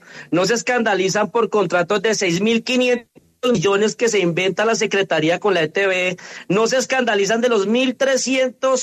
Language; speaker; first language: Spanish; native; Spanish